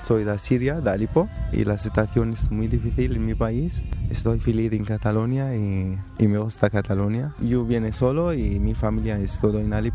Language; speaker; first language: Spanish; non-native, learner; Arabic